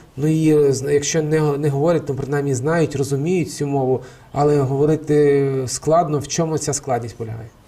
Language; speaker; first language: Ukrainian; native; Ukrainian